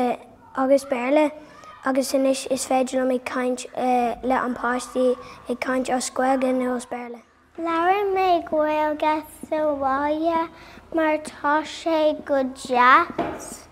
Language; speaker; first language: Irish; non-native, local second language; English